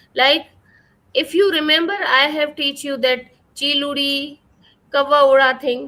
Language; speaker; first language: English; non-native, fluent; Urdu